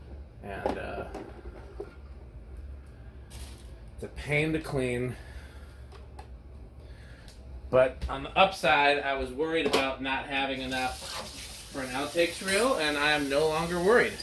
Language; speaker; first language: English; native; English